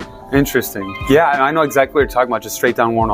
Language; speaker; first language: English; native; English